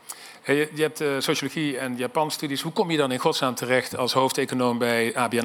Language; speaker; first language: Dutch; native; Dutch